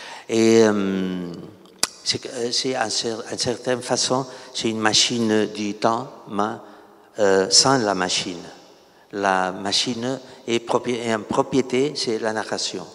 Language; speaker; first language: French; non-native, learner; Catalan